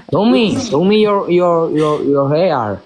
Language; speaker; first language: English; non-native, learner; Spanish